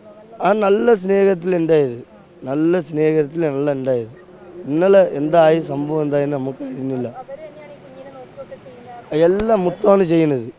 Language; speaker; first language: Malayalam; non-native, local second language; Tamil